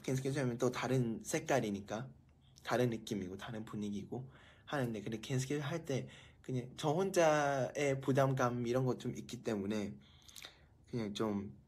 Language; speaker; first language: Korean; non-native, fluent; Thai